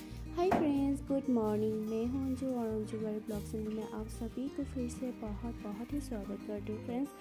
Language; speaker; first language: Hindi; non-native, local second language; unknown